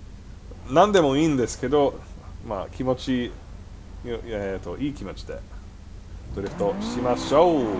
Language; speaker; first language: Japanese; non-native, fluent; English